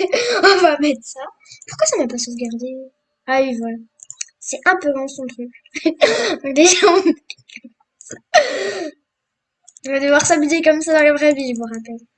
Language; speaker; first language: French; native; French